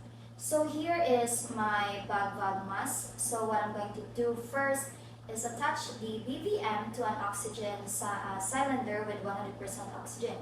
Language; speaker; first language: English; non-native, local second language; Filipino